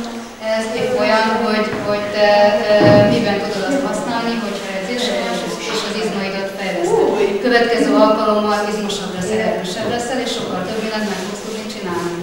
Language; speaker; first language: Hungarian; native; Hungarian